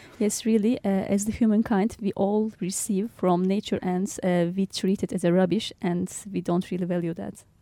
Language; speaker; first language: English; non-native, fluent; Turkish